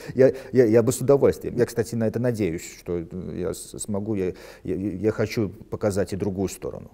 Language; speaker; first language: Russian; non-native, local second language; Latvian